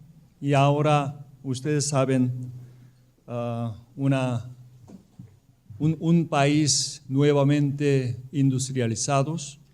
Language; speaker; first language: Spanish; non-native, fluent; Korean